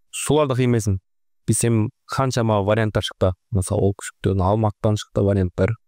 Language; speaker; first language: Kazakh; native; Kazakh